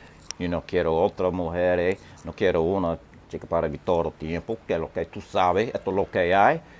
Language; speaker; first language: Spanish; non-native, learner; English